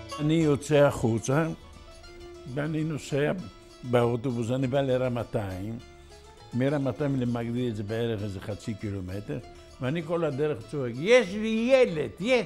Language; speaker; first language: Hebrew; non-native, fluent; Ladino